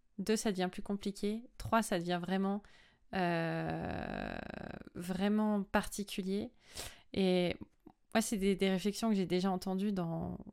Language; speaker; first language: French; native; French